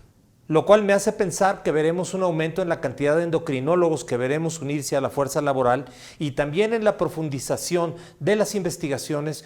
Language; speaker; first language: Spanish; native; Spanish